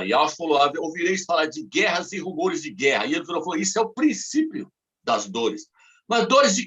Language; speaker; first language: Portuguese; native; Portuguese